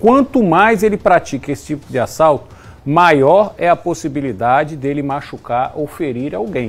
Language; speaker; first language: Portuguese; native; Portuguese